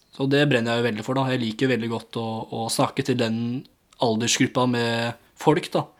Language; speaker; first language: Norwegian; early bilingual, other home language; English